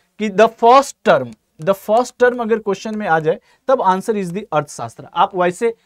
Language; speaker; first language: Hindi; native; Hindi